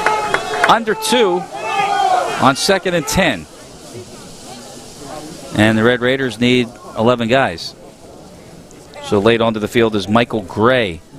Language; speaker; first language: English; native; English